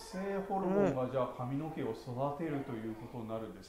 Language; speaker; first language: Japanese; native; Japanese